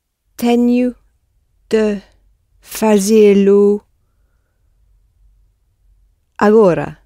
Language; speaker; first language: Portuguese; non-native, learner; English